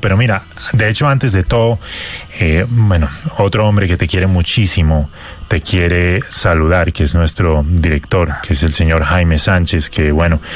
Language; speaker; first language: Spanish; native; Spanish